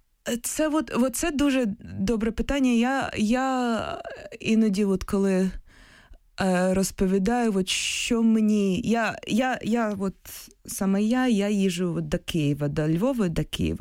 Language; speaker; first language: Ukrainian; non-native, local second language; Russian